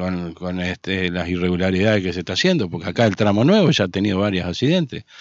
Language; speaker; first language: Spanish; native; Spanish